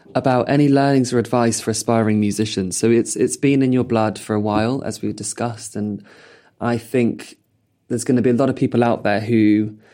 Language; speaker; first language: English; native; English